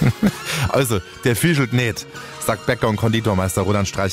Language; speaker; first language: German; native; German